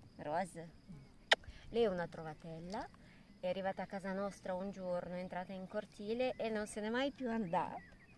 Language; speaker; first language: Italian; non-native, fluent; Russian